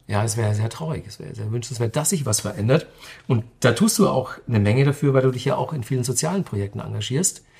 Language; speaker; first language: German; native; German